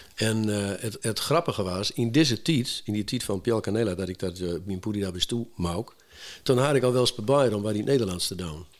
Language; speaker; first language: Dutch; native; Dutch